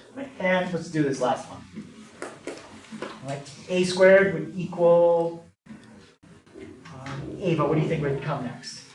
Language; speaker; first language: English; native; English